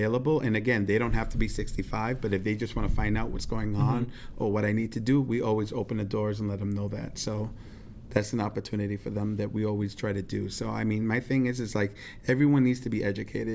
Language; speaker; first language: English; native; English